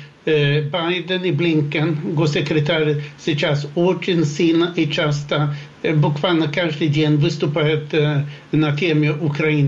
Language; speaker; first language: Russian; non-native, fluent; Swedish